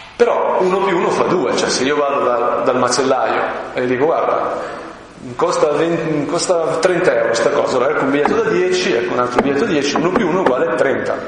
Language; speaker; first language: Italian; native; Italian